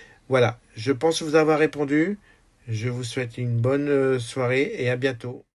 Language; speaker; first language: French; native; French